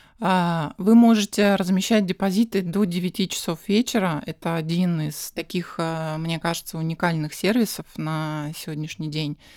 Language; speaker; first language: Russian; native; Russian